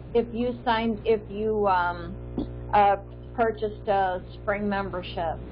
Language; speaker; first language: English; native; English